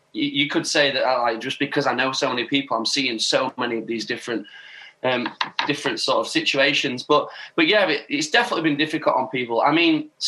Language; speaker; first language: English; native; English